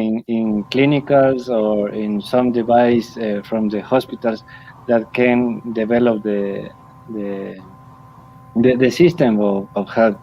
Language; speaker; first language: English; non-native, learner; Spanish